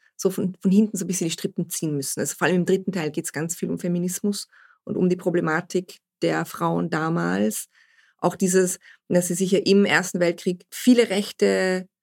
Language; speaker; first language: German; native; German